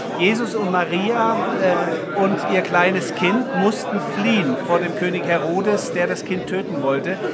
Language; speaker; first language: German; native; German